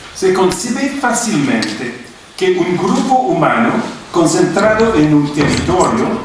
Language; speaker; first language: Spanish; non-native, fluent; French